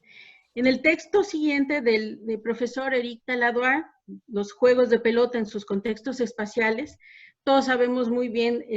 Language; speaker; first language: Spanish; native; Spanish